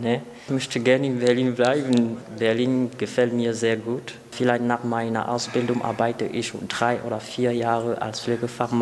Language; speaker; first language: German; non-native, learner; Arabic